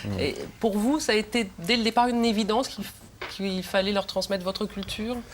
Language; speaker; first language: French; native; French